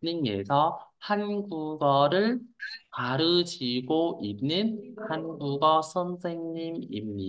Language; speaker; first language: Korean; non-native, fluent; Vietnamese